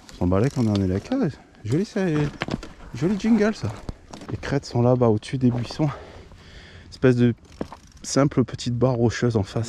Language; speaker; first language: French; native; French